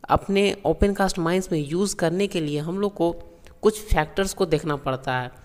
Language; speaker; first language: Hindi; native; Hindi